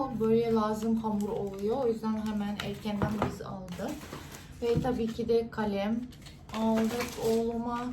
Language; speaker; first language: Turkish; non-native, fluent; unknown